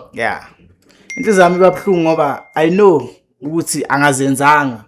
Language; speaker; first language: Zulu; native; Zulu